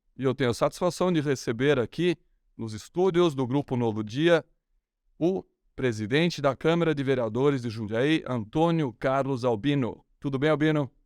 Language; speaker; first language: Portuguese; non-native, fluent; German